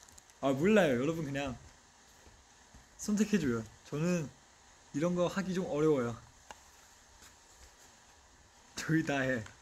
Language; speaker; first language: Korean; non-native, fluent; Chinese